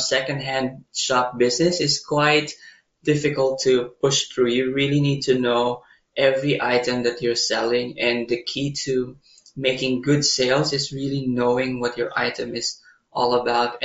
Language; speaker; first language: English; non-native, local second language; Filipino